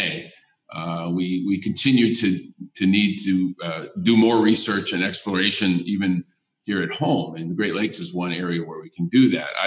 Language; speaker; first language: English; native; English